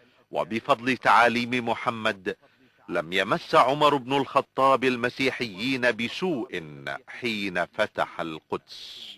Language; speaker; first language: Arabic; native; Arabic